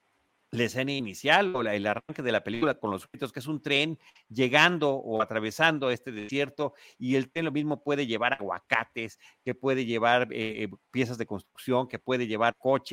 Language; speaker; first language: Spanish; native; Spanish